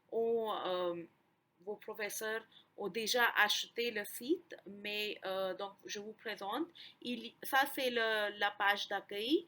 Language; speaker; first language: French; non-native, fluent; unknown